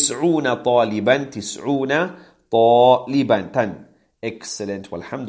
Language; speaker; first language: Arabic; non-native, fluent; English